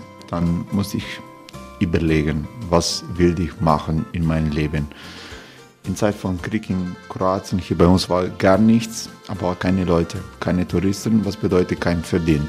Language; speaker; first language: German; non-native, learner; Croatian